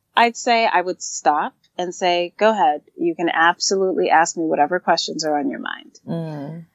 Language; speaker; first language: English; native; English